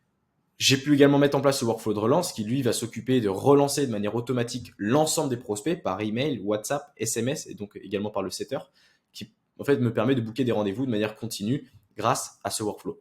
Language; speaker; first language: French; native; French